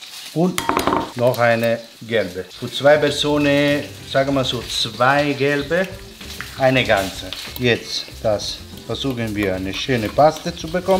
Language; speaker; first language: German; non-native, learner; Italian